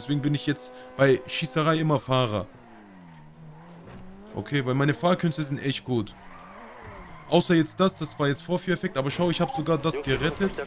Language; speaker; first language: German; early bilingual, other home language; Turkish